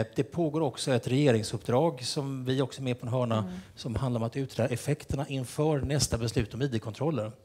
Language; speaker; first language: Swedish; native; Swedish